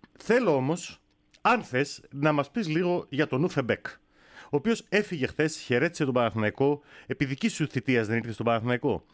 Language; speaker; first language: Greek; native; Greek